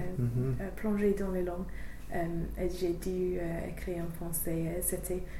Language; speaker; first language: French; non-native, learner; English